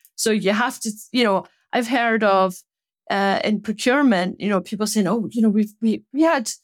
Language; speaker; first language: English; native; English